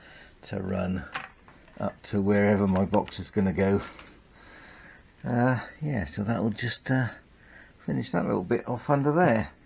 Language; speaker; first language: English; native; English